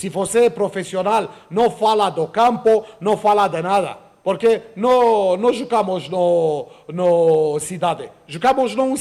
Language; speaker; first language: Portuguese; non-native, learner; Romanian